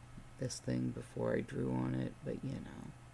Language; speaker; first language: English; native; English